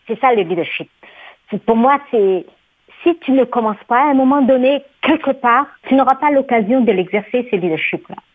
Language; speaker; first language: French; non-native, local second language; Somali